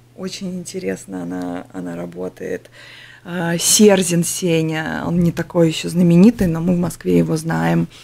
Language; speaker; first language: Russian; native; Russian